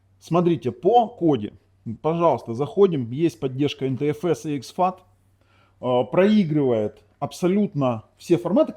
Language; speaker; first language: Russian; non-native, local second language; Ukrainian